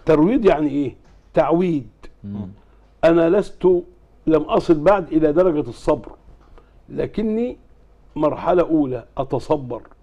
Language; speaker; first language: Arabic; native; Arabic